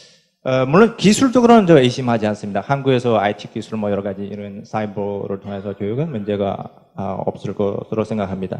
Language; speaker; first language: Korean; non-native, fluent; Chinese